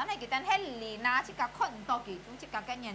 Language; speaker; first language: Chinese; early bilingual, heritage; Hakka Chinese